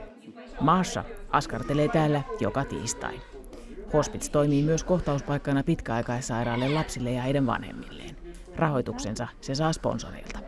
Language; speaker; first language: Finnish; native; Finnish